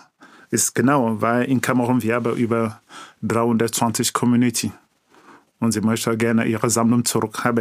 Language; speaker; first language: German; non-native, learner; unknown